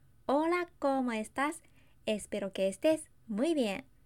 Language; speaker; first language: Spanish; non-native, fluent; Japanese